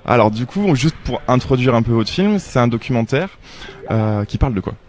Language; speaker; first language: French; native; French